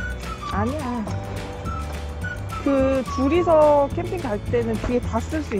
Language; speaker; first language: Korean; native; Korean